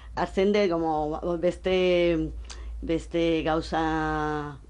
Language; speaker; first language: Basque; non-native, local second language; Spanish